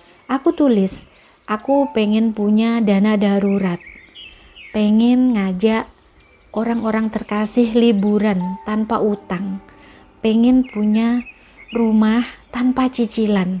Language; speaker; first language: Indonesian; native; Indonesian